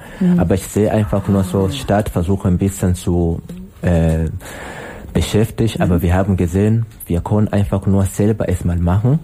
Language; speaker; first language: German; non-native, learner; Swahili